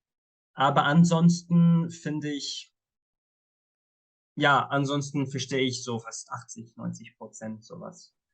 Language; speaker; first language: German; non-native, fluent; Arabic